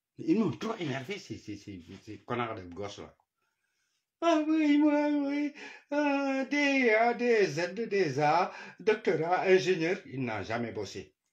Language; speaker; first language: French; non-native, local second language; Wolof